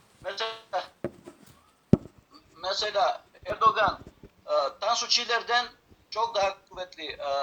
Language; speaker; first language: Turkish; non-native, learner; Albanian